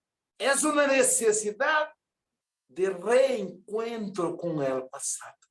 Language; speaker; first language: Spanish; non-native, learner; Portuguese